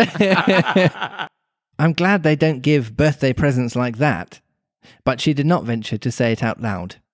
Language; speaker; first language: English; native; English